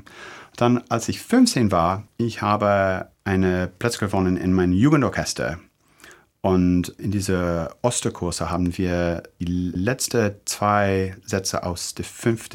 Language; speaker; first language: German; non-native, fluent; English